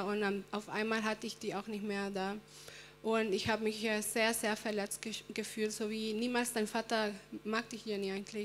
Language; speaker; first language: German; non-native, fluent; Spanish